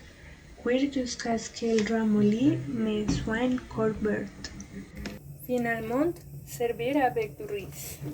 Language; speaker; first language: French; non-native, learner; Spanish